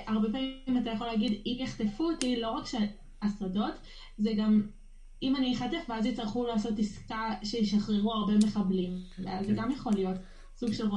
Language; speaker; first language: Hebrew; native; Hebrew